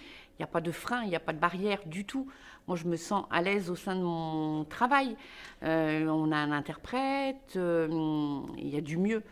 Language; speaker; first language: French; native; French